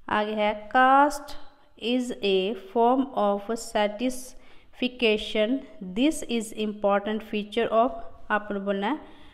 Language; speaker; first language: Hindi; non-native, local second language; Punjabi